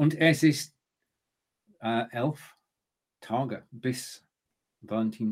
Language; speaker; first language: German; non-native, learner; English